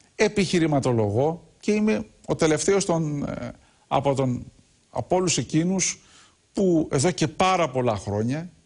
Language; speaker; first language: Greek; native; Greek